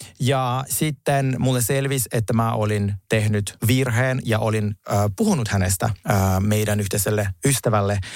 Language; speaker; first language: Finnish; non-native, fluent; Russian